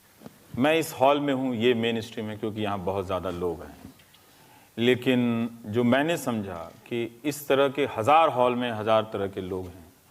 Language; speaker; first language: Hindi; native; Hindi